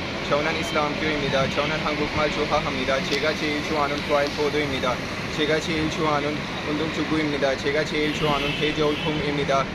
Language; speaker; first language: Korean; non-native, learner; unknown